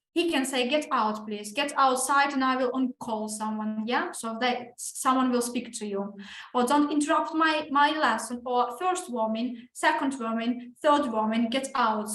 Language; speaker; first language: English; non-native, fluent; Ukrainian